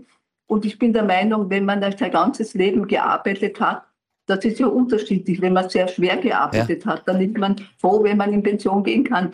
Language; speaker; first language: German; native; German